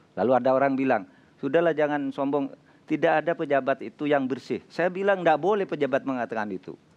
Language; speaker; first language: Indonesian; non-native, local second language; Madurese